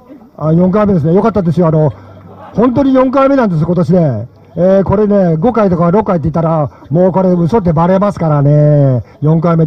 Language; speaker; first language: Japanese; native; Japanese